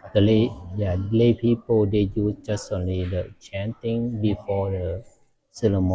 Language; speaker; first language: English; non-native, fluent; Lao